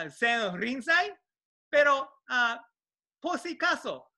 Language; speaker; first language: Spanish; non-native, learner; Japanese